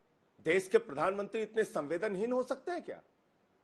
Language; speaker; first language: Hindi; native; Hindi